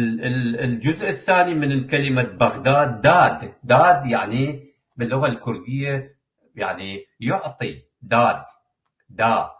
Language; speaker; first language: Arabic; non-native, local second language; Kurdish